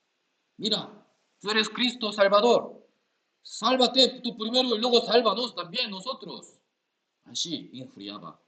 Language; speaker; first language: Spanish; non-native, learner; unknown